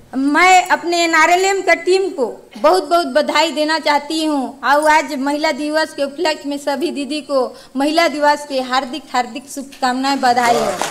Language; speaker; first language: Hindi; native; Hindi